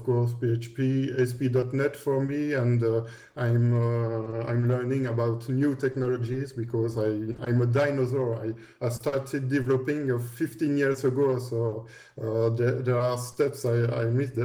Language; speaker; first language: English; non-native, fluent; French